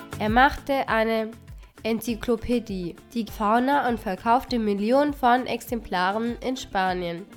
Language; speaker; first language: German; non-native, fluent; Spanish